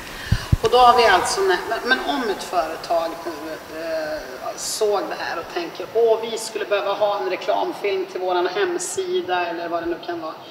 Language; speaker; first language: Swedish; native; Swedish